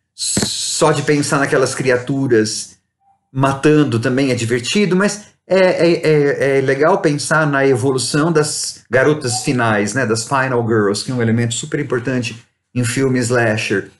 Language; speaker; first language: Portuguese; native; Portuguese